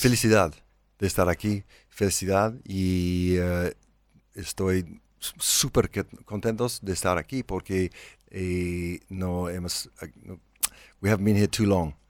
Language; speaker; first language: Spanish; non-native, learner; English